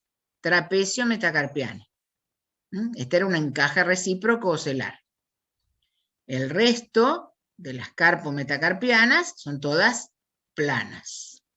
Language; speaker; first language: Spanish; native; Spanish